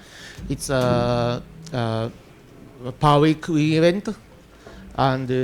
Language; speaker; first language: English; non-native, learner; Japanese